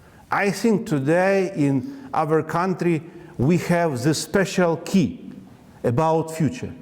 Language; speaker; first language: English; non-native, learner; Ukrainian